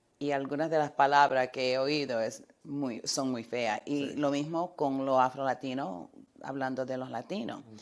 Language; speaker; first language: Spanish; early bilingual, heritage; Spanish